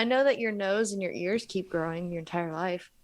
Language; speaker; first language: English; native; English